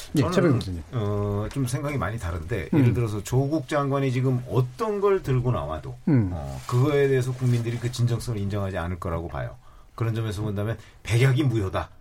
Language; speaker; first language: Korean; native; Korean